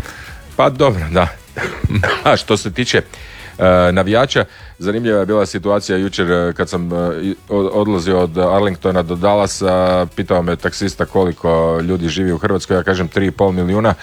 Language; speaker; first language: Serbian; native; Serbian